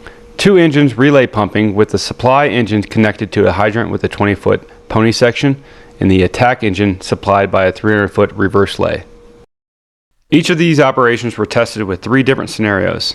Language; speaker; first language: English; native; English